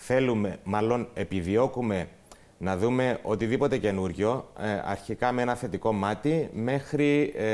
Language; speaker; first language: Greek; native; Greek